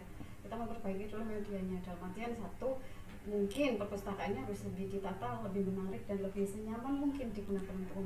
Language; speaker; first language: Indonesian; native; Indonesian